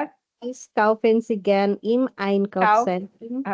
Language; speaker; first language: German; non-native, learner; Filipino